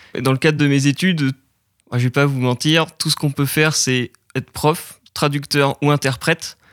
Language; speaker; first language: French; native; French